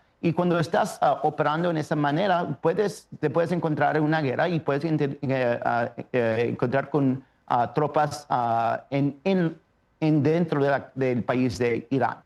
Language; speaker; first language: Spanish; early bilingual, heritage; Spanish